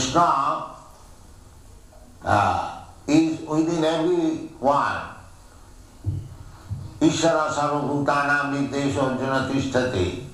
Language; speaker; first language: English; non-native, local second language; Bangla